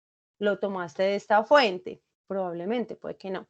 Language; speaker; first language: Spanish; native; Spanish